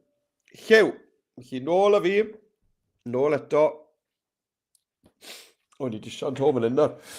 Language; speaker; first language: Welsh; native; Welsh